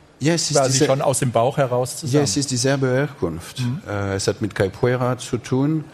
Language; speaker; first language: German; non-native, fluent; French